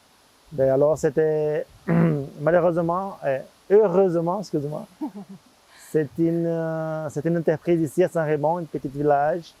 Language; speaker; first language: French; non-native, fluent; Portuguese